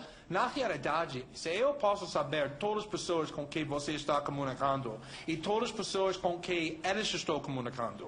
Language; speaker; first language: Portuguese; non-native, fluent; English